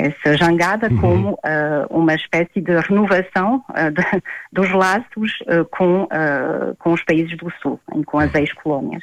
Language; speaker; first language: Portuguese; native; Portuguese